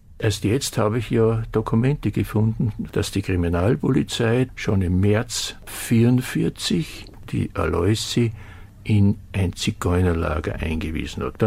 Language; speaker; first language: German; native; German